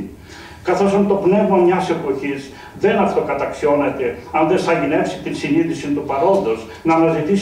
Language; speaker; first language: Greek; native; Greek